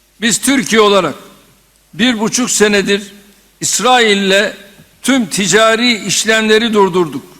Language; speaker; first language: Turkish; native; Turkish